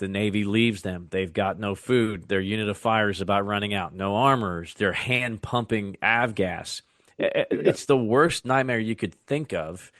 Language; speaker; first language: English; native; English